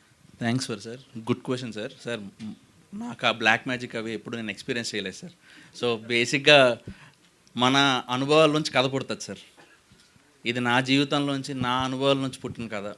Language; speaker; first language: Telugu; native; Telugu